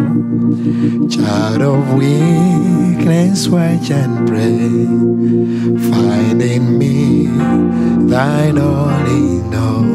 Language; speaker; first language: English; non-native, local second language; Ganda